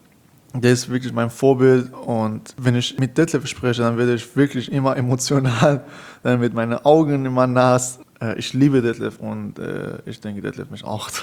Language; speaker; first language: German; non-native, learner; Persian